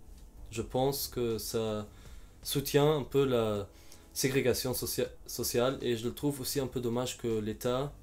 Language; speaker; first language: French; non-native, fluent; German